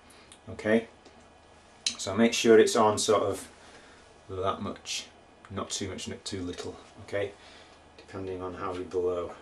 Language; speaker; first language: English; native; English